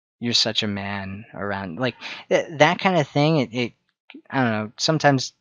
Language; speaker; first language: English; native; English